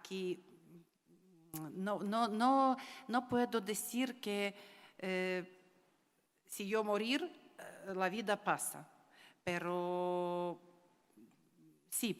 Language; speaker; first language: Spanish; non-native, learner; Ukrainian